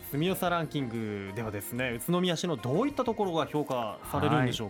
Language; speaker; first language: Japanese; native; Japanese